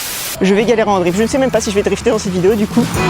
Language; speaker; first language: French; native; French